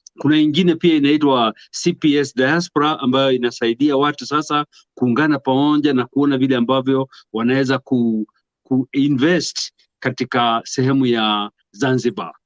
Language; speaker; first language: Swahili; non-native, local second language; Kikuyu